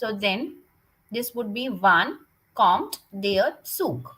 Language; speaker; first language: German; non-native, fluent; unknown